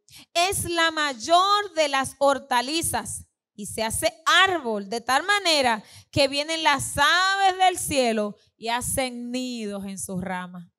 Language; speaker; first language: Spanish; native; Spanish